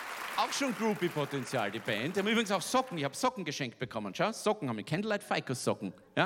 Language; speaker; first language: German; native; German